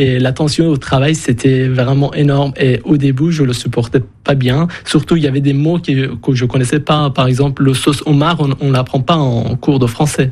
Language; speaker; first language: French; non-native, fluent; Persian